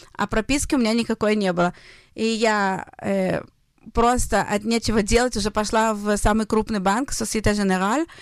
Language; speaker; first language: Russian; early bilingual, heritage; Hebrew